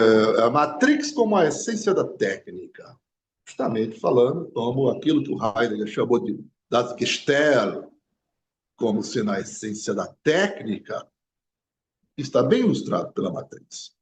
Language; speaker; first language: Portuguese; native; Portuguese